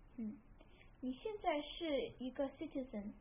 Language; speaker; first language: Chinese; early bilingual, heritage; Chinese